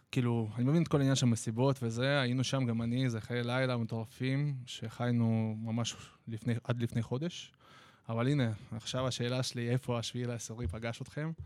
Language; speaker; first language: Hebrew; native; Hebrew